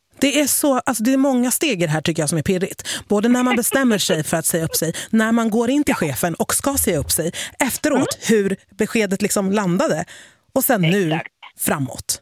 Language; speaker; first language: Swedish; native; Swedish